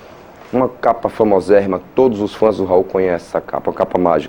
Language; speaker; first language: Portuguese; native; Portuguese